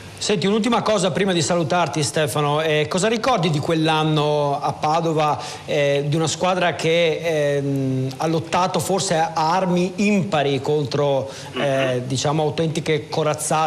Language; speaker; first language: Italian; native; Italian